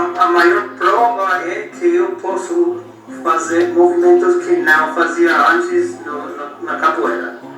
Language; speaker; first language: Portuguese; non-native, learner; English